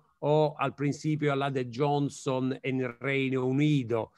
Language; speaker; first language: Spanish; non-native, fluent; Italian